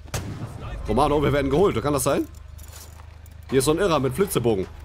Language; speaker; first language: German; native; German